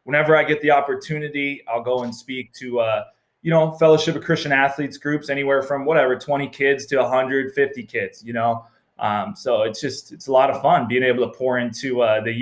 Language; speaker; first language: English; native; English